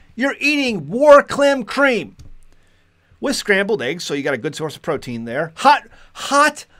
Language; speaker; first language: English; native; English